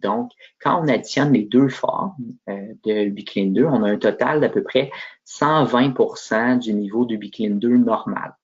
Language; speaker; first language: French; native; French